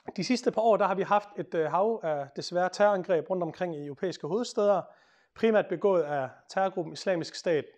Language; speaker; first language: Danish; native; Danish